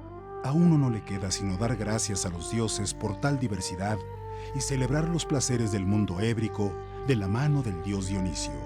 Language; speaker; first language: Spanish; native; Spanish